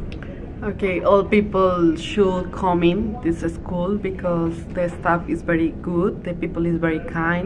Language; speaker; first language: English; non-native, learner; Spanish